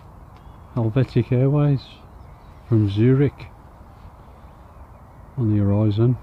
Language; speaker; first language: English; native; English